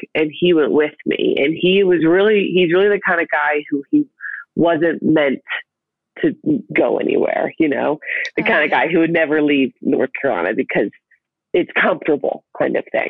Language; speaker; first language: English; native; English